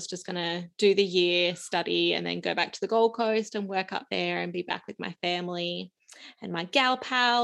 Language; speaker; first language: English; native; English